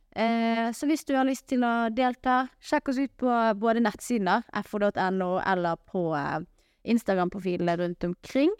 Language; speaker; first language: Norwegian; native; Norwegian